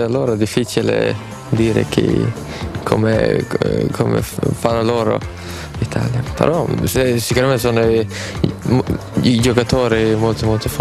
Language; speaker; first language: Italian; non-native, fluent; Swedish